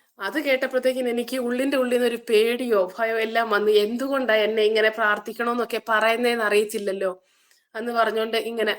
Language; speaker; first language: Malayalam; early bilingual, heritage; Malayalam